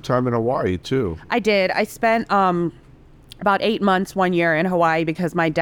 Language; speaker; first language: English; non-native, local second language; Cantonese